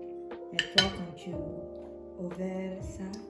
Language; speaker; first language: French; non-native, learner; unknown